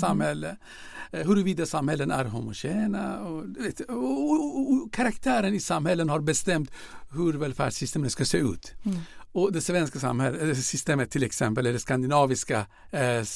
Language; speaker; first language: Swedish; non-native, fluent; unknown